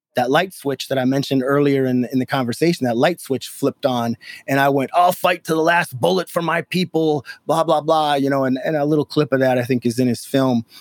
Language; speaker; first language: English; native; English